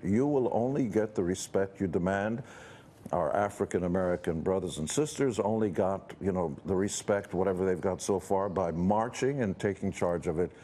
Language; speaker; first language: English; early bilingual, other home language; Hungarian